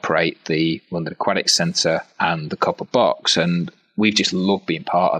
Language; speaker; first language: English; native; English